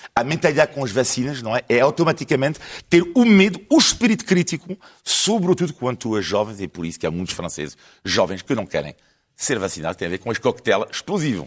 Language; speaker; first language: Portuguese; non-native, fluent; French